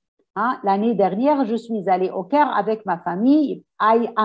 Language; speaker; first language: French; non-native, fluent; Arabic